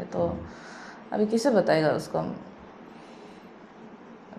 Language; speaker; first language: Hindi; non-native, local second language; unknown